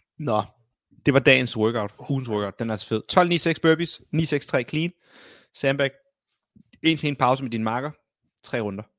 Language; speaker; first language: Danish; native; Danish